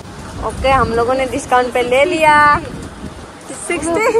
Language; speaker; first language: Hindi; non-native, local second language; Assamese